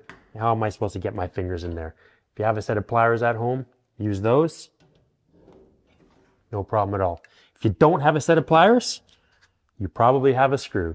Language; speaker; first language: English; native; English